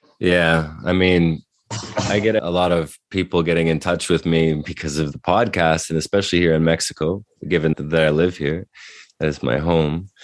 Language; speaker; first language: English; native; English